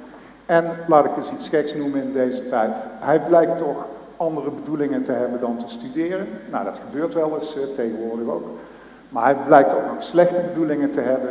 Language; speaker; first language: Dutch; native; Dutch